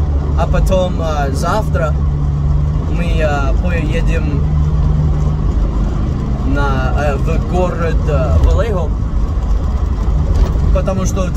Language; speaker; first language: Russian; non-native, learner; English